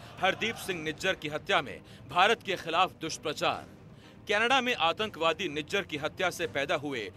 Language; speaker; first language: Hindi; native; Hindi